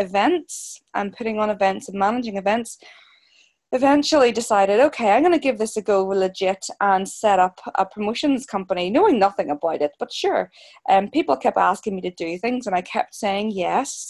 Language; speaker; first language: English; native; English